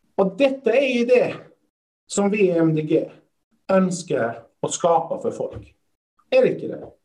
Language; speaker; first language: Swedish; early bilingual, other home language; Persian